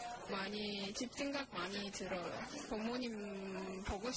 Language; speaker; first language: Korean; non-native, learner; Chinese